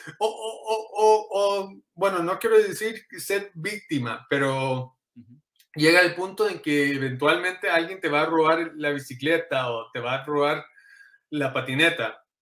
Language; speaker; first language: Spanish; early bilingual, heritage; Spanish